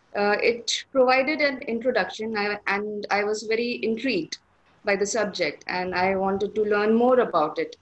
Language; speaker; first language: English; non-native, local second language; Hindi